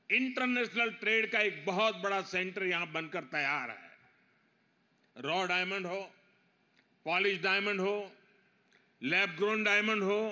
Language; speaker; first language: Hindi; non-native, local second language; Gujarati